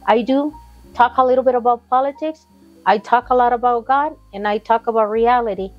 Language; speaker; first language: English; non-native, fluent; Spanish